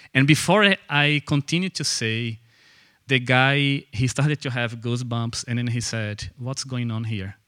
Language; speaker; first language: English; non-native, fluent; Portuguese